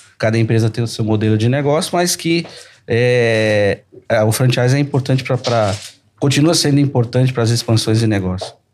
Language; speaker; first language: Portuguese; native; Portuguese